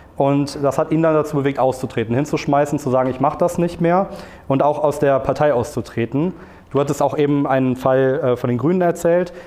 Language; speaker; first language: German; native; German